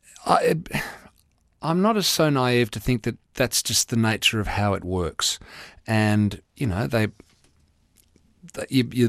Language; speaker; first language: English; native; English